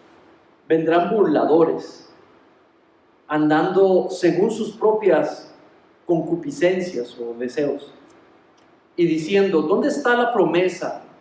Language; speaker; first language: Spanish; native; Spanish